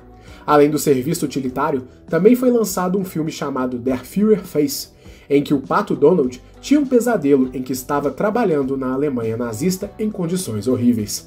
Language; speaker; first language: Portuguese; native; Portuguese